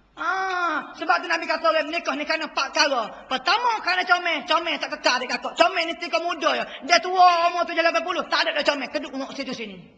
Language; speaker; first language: Malay; native; Malay